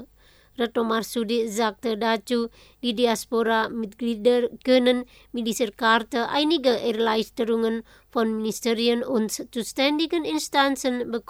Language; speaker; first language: German; non-native, fluent; Indonesian